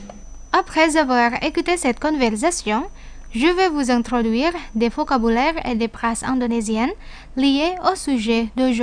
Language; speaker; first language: French; non-native, fluent; Indonesian